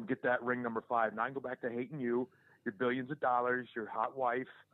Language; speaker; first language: English; native; English